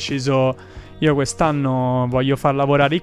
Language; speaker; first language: Italian; native; Italian